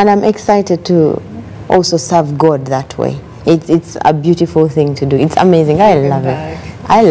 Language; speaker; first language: English; non-native, local second language; Ganda